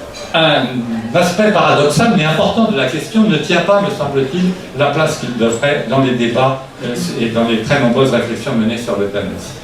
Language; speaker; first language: French; native; French